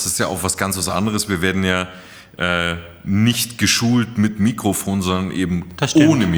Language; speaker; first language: German; native; German